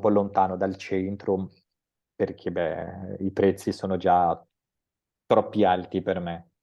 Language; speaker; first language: Italian; non-native, fluent; Portuguese